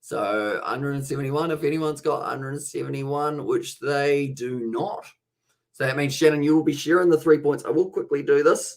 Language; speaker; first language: English; native; English